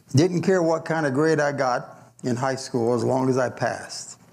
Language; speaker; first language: English; native; English